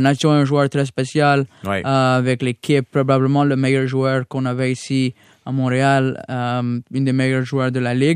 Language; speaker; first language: French; non-native, local second language; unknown